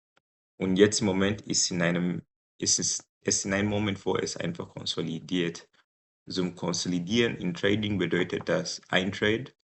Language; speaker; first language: German; non-native, fluent; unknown